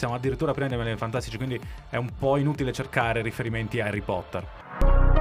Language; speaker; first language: Italian; native; Italian